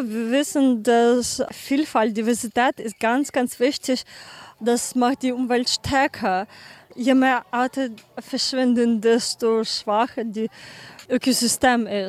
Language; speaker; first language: German; non-native, learner; Ukrainian